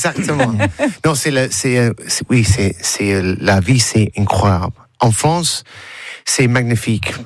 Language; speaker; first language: French; non-native, learner; English